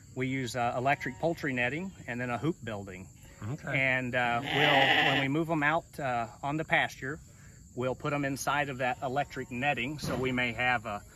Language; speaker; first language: English; native; English